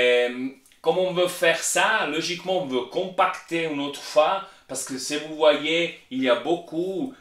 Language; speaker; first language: French; non-native, learner; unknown